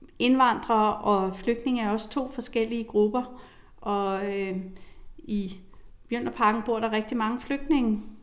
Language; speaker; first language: Danish; native; Danish